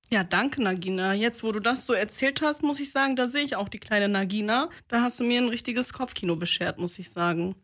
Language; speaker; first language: German; native; German